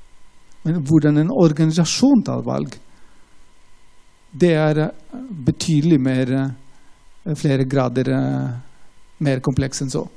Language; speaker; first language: Norwegian; non-native, fluent; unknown